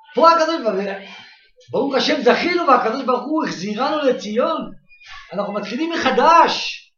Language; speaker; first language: Hebrew; native; Hebrew